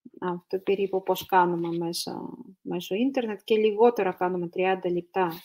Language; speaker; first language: Greek; non-native, fluent; Russian